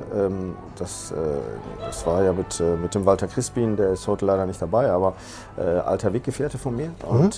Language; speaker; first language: German; early bilingual, other home language; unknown